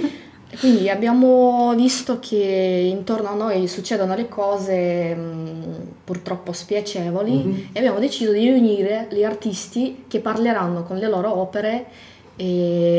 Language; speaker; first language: Italian; non-native, fluent; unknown